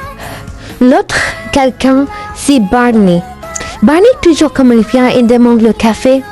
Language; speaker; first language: French; non-native, learner; Arabic